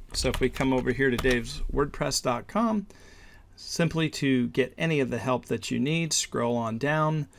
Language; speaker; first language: English; native; English